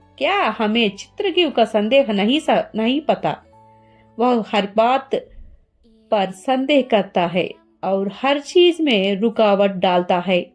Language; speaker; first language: Hindi; non-native, learner; Telugu